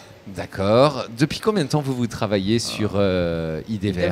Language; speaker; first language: French; native; French